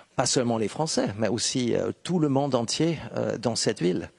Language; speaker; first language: French; non-native, fluent; German